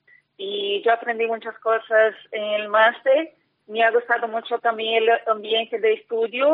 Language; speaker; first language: Spanish; non-native, fluent; Portuguese